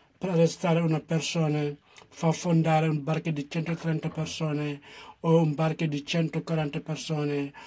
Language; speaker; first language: Italian; non-native, fluent; Wolof